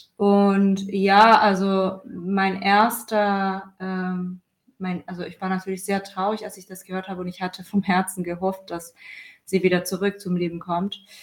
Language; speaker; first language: German; non-native, fluent; Persian